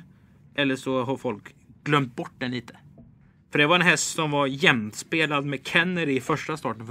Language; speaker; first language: Swedish; native; Swedish